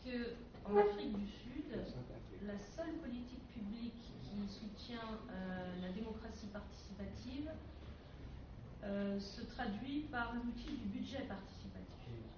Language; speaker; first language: French; native; French